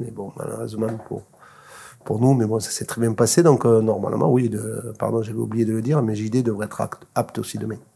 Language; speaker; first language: French; native; French